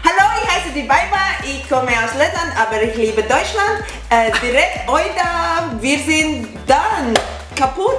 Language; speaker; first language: German; non-native, learner; Latvian